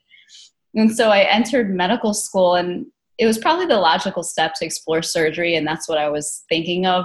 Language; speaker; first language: English; native; English